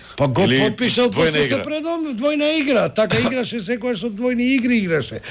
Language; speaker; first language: Macedonian; non-native, local second language; Albanian